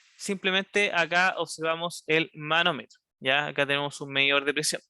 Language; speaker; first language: Spanish; native; Spanish